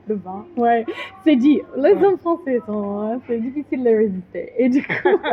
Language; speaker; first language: French; non-native, fluent; English